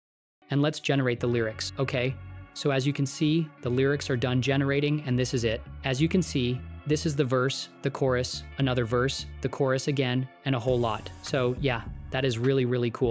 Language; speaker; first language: English; native; English